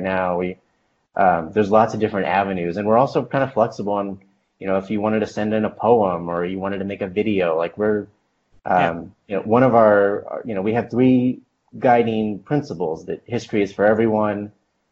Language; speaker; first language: English; native; English